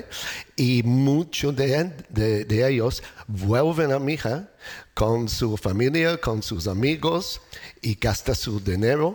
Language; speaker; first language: Spanish; non-native, learner; English